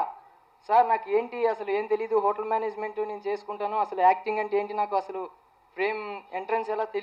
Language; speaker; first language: Telugu; native; Telugu